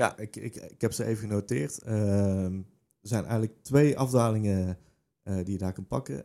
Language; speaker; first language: Dutch; native; Dutch